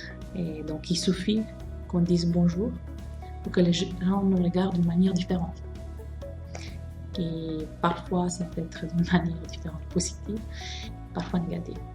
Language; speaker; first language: French; non-native, fluent; Romanian